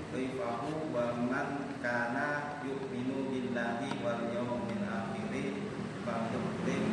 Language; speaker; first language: Arabic; non-native, learner; Indonesian